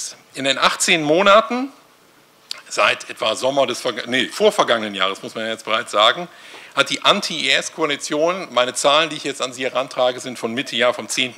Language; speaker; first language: German; native; German